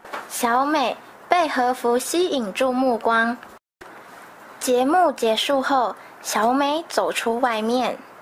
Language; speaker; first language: Chinese; native; Chinese